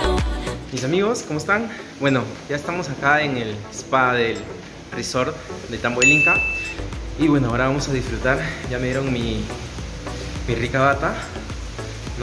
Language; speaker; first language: Spanish; native; Spanish